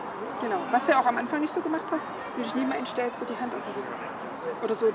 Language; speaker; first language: German; native; German